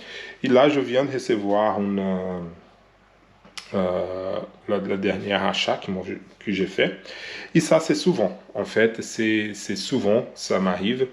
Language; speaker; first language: French; non-native, learner; Portuguese